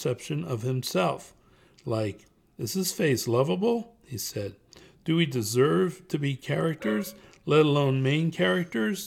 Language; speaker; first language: English; native; English